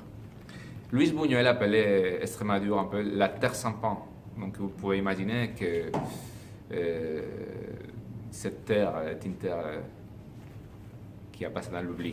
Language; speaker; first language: French; non-native, fluent; Spanish